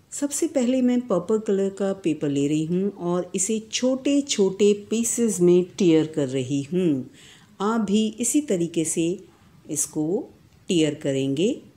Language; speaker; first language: Hindi; native; Hindi